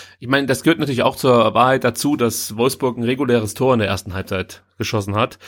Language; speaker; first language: German; native; German